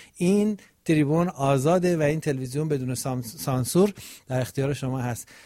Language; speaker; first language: Persian; native; Persian